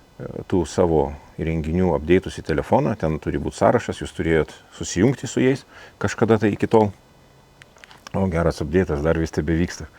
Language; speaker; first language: Lithuanian; native; Lithuanian